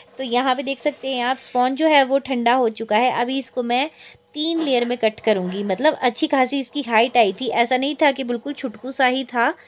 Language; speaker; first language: Hindi; native; Hindi